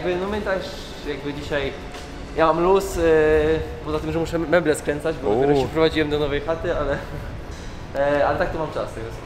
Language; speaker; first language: Polish; native; Polish